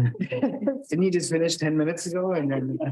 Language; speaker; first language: English; native; English